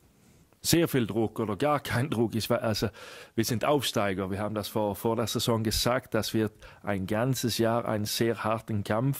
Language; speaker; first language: German; non-native, fluent; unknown